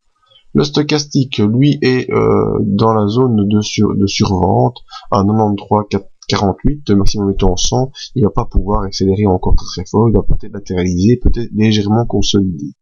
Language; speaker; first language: French; native; French